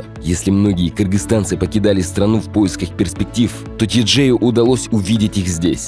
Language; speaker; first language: Russian; native; Russian